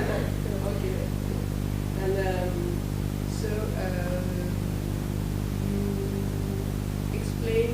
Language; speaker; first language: English; non-native, learner; French